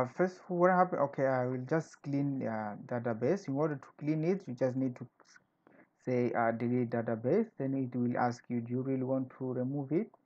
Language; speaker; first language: English; non-native, fluent; Portuguese